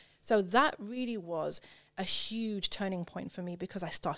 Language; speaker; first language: English; native; English